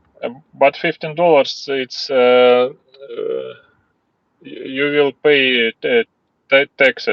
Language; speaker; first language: English; non-native, learner; Russian